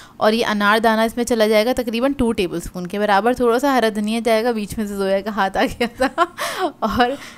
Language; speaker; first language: Hindi; native; Hindi